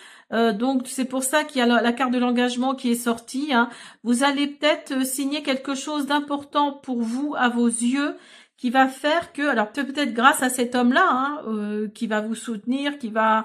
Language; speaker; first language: French; native; French